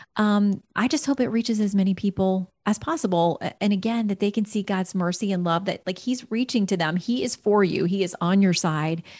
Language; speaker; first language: English; native; English